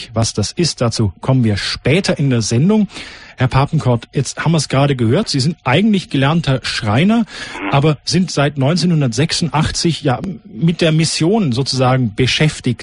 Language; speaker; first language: German; native; German